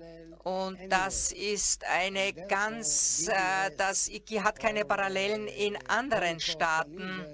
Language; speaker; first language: German; non-native, fluent; Hebrew